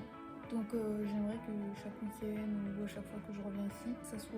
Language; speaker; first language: French; native; French